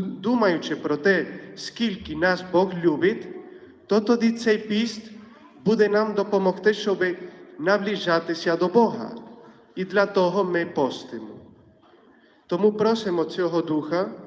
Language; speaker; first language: Ukrainian; non-native, fluent; Polish